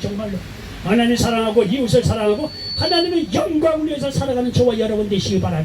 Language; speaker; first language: Korean; native; Korean